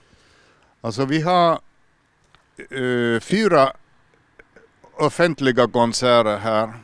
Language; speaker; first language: Swedish; non-native, local second language; Finnish